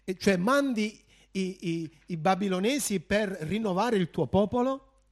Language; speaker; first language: Italian; early bilingual, heritage; Italian